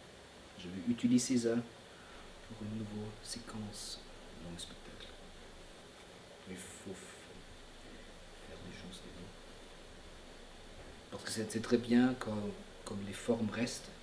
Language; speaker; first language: French; non-native, fluent; German